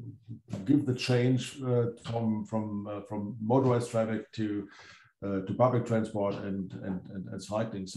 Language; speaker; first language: English; non-native, fluent; German